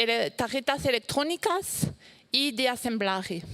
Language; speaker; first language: Spanish; non-native, fluent; French